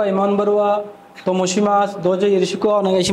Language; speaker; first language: Japanese; non-native, learner; Bangla